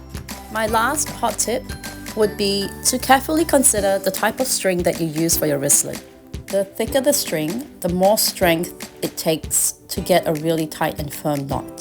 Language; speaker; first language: English; native; English